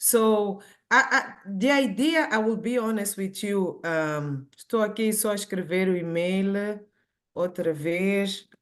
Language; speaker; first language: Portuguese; non-native, local second language; Tsonga